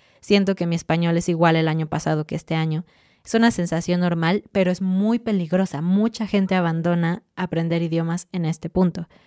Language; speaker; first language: Spanish; native; Spanish